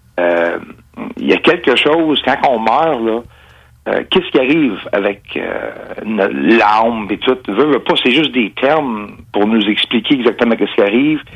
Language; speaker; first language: French; non-native, local second language; English